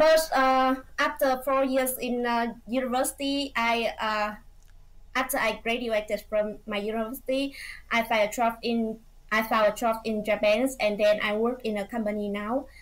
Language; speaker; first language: English; non-native, fluent; Vietnamese